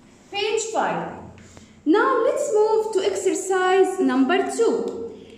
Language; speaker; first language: English; non-native, fluent; Arabic